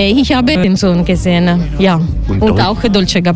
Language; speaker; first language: German; non-native, learner; Italian